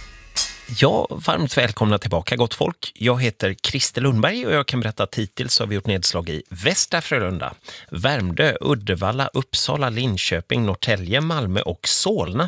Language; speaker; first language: Swedish; native; Swedish